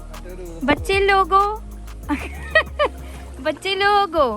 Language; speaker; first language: Hindi; non-native, local second language; Malayalam